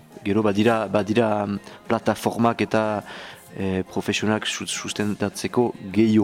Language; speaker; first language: Basque; non-native, learner; French